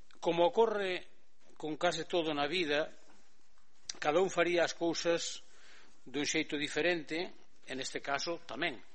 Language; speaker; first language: Galician; native; Galician